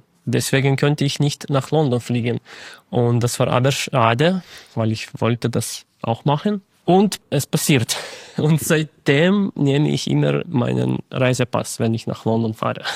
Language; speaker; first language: German; non-native, learner; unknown